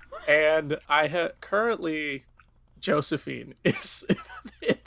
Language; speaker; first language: English; native; English